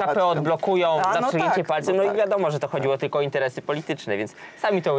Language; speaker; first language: Polish; native; Polish